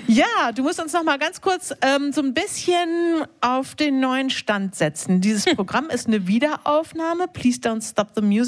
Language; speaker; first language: German; native; German